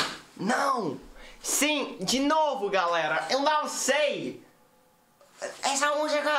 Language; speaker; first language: Portuguese; non-native, learner; English